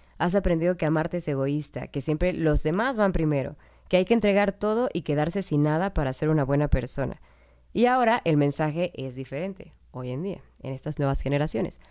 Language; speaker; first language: Spanish; native; Spanish